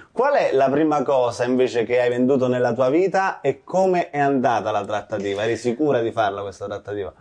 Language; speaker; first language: Italian; native; Italian